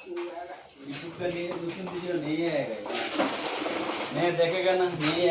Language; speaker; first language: Hindi; non-native, learner; Bangla